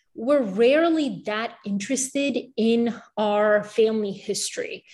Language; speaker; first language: English; early bilingual, other home language; Bulgarian